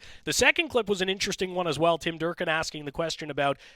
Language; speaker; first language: English; native; English